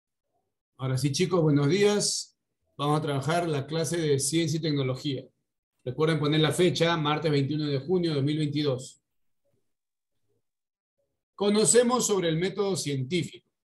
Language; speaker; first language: Spanish; native; Spanish